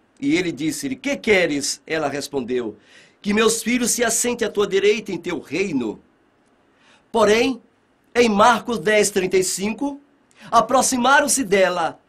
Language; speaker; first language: Portuguese; native; Portuguese